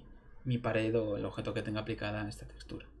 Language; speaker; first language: Spanish; native; Spanish